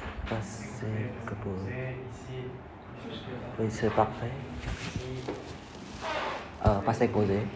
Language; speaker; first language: French; non-native, learner; Vietnamese